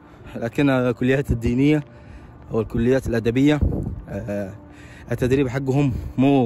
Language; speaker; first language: Arabic; non-native, local second language; Somali